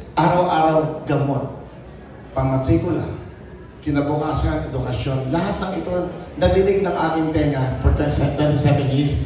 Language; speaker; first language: Filipino; native; Filipino